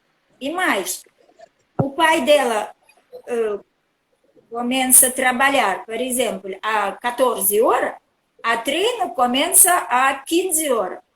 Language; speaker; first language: Portuguese; non-native, learner; Russian